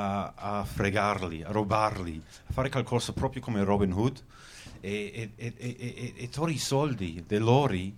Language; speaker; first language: Italian; early bilingual, heritage; Venetian